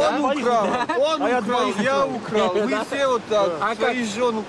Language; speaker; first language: Russian; native; Russian